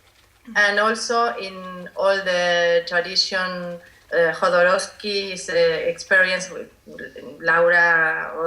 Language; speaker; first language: English; non-native, learner; Spanish